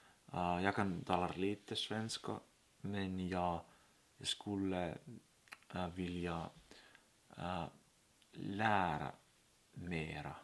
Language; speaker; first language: Swedish; non-native, learner; Finnish